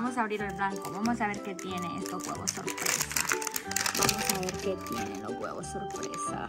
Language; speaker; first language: Spanish; native; Spanish